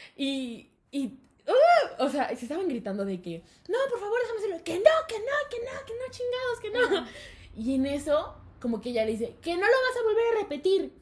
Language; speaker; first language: Spanish; native; Spanish